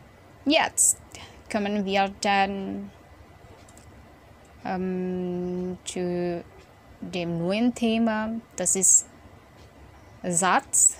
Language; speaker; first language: German; non-native, fluent; Indonesian